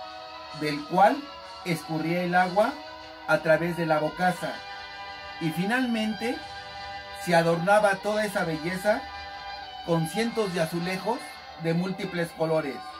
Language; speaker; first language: Spanish; native; Spanish